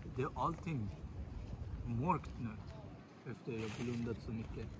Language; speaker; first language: Swedish; early bilingual, other home language; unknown